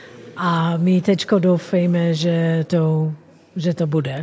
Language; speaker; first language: Czech; non-native, fluent; English